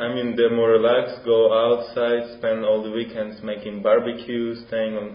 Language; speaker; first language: English; non-native, fluent; Russian